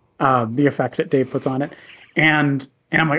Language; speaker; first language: English; native; English